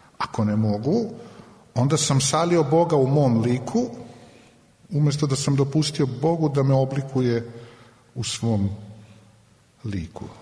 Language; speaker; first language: Serbian; native; Serbian